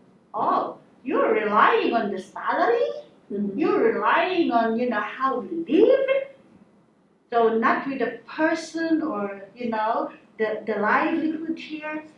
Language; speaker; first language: English; non-native, local second language; Filipino